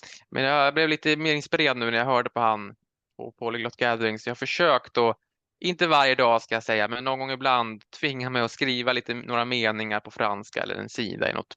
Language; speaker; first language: Swedish; native; Swedish